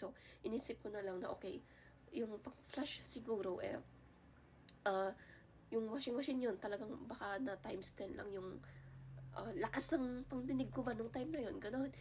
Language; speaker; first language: Filipino; native; Filipino